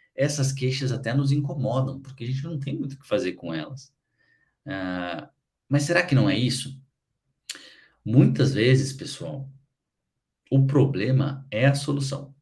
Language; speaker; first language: Portuguese; native; Portuguese